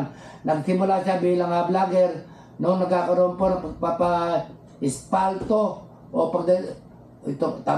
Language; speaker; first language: Filipino; native; Filipino